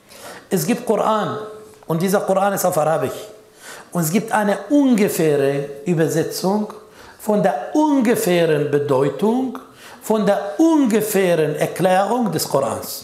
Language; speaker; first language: German; non-native, fluent; Arabic